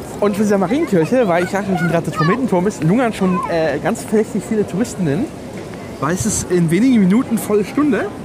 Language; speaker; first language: German; native; German